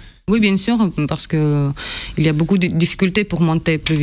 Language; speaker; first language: French; non-native, learner; Russian